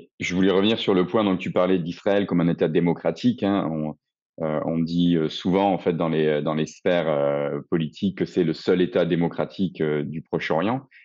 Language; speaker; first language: French; native; French